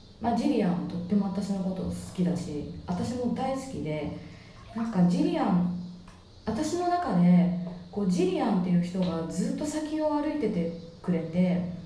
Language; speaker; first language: Japanese; native; Japanese